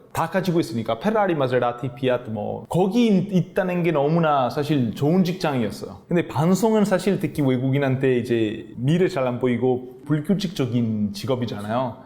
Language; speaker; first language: Korean; non-native, fluent; Italian